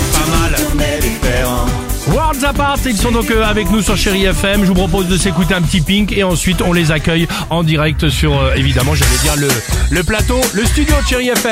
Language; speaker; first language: French; native; French